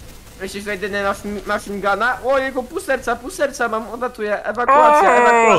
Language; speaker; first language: Polish; native; Polish